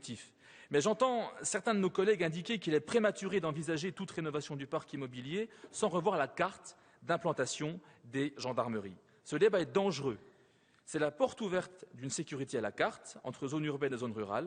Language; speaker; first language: French; native; French